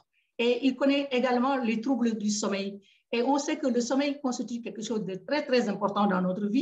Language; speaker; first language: French; native; French